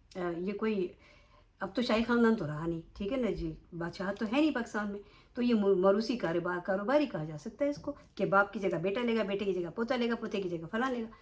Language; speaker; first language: Urdu; native; Urdu